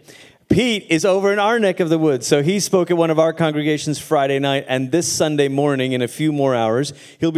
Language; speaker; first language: English; native; English